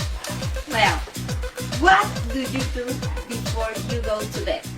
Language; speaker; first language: English; non-native, learner; Spanish